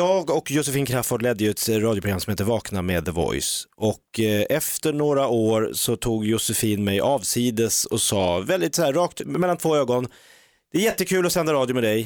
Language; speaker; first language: Swedish; native; Swedish